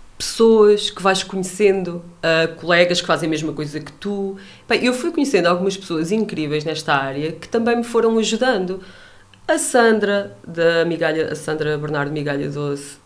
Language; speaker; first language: Portuguese; native; Portuguese